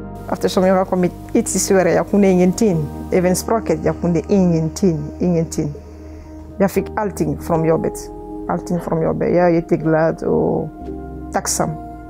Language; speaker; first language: Swedish; non-native, learner; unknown